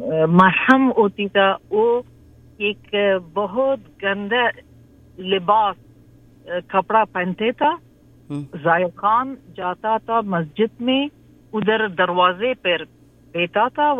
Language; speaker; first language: Hindi; non-native, learner; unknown